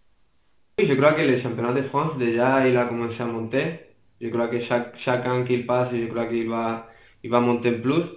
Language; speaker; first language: French; non-native, fluent; Spanish